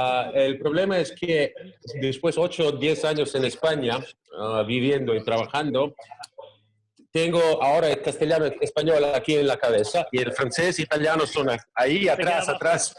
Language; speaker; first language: Spanish; non-native, fluent; Croatian